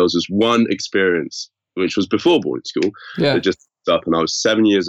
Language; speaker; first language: English; native; English